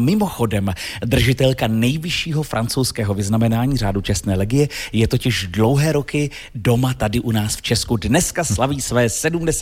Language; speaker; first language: Czech; native; Czech